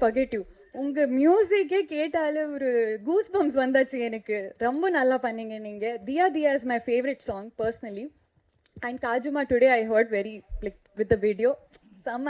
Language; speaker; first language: Tamil; non-native, learner; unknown